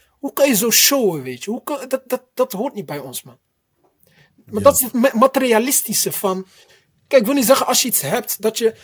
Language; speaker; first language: Dutch; early bilingual, other home language; Arabic